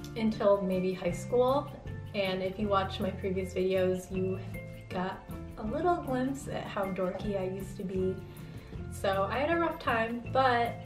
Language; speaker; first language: English; native; English